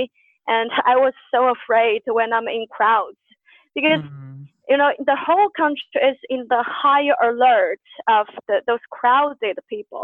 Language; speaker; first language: English; non-native, fluent; Chinese